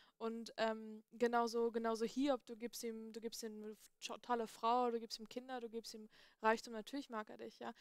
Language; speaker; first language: German; native; German